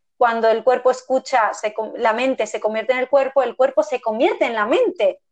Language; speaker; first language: Spanish; early bilingual, other home language; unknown